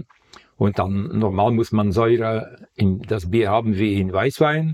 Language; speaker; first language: German; non-native, fluent; Dutch